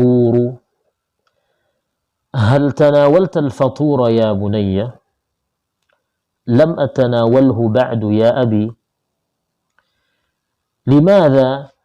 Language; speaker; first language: Arabic; non-native, fluent; Indonesian